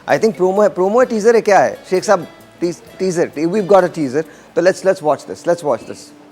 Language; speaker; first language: Urdu; native; Urdu